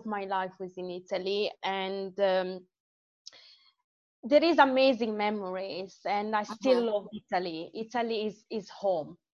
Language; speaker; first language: English; non-native, fluent; Italian